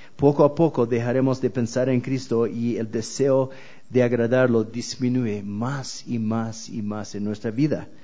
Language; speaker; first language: Spanish; non-native, fluent; English